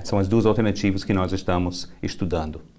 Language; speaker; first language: Portuguese; native; Portuguese